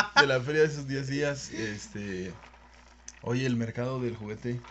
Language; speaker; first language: Spanish; native; Spanish